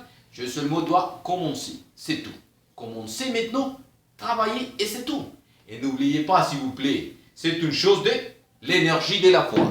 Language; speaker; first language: French; non-native, fluent; Spanish